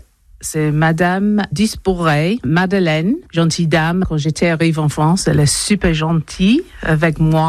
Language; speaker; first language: French; non-native, learner; English